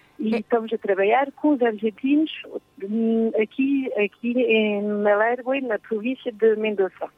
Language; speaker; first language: Portuguese; native; Portuguese